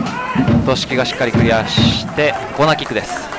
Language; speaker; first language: Japanese; native; Japanese